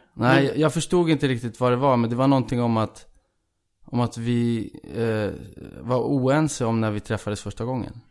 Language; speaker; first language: Swedish; early bilingual, other home language; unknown